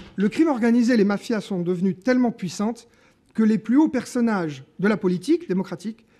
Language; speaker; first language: French; native; French